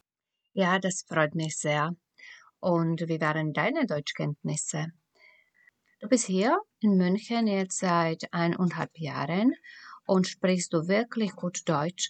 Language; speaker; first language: German; non-native, fluent; Slovak